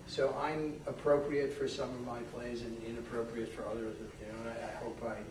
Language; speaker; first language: English; native; English